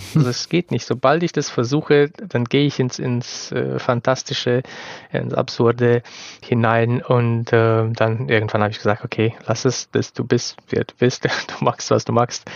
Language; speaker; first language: German; non-native, fluent; Romanian